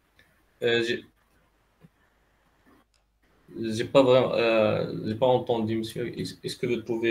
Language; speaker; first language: French; non-native, local second language; Arabic